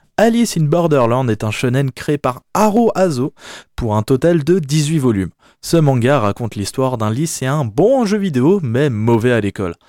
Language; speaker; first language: French; native; French